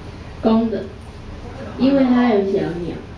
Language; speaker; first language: Chinese; native; Chinese